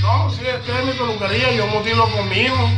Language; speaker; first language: Spanish; native; Spanish